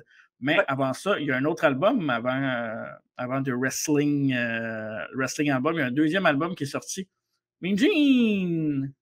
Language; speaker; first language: French; native; French